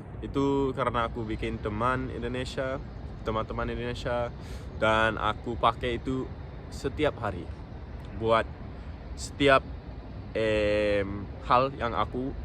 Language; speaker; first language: Indonesian; non-native, local second language; English